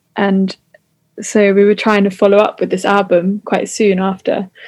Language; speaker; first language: English; native; English